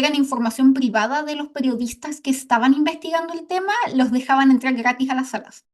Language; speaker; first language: Spanish; native; Spanish